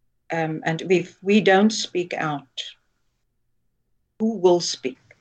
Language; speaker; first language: English; non-native, local second language; Afrikaans